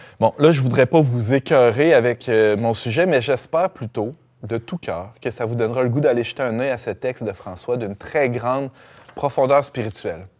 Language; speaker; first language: French; native; French